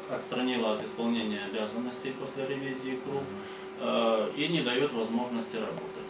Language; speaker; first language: Ukrainian; non-native, local second language; Russian